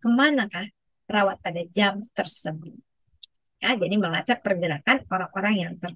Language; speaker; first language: Indonesian; native; Indonesian